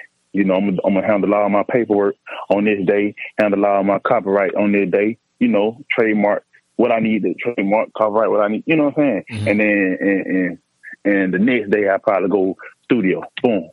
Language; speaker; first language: English; native; English